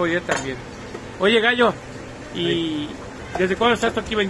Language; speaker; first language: Spanish; native; Spanish